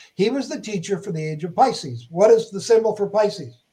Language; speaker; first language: English; native; English